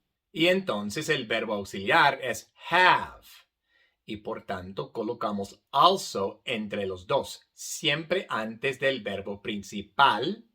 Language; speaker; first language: Spanish; non-native, fluent; English